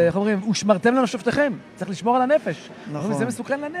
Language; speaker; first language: Hebrew; native; Hebrew